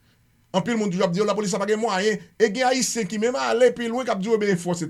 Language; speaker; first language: Haitian Creole; native; Haitian Creole